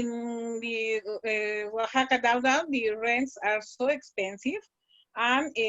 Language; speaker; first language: English; non-native, learner; Spanish